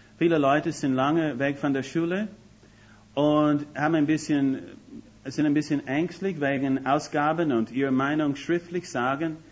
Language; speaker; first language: German; non-native, fluent; English